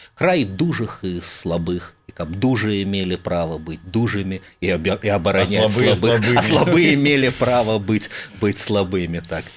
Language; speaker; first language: Belarusian; native; Belarusian